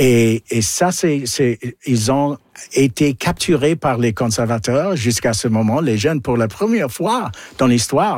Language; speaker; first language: French; non-native, local second language; English